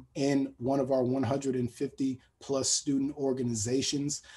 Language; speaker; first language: English; native; English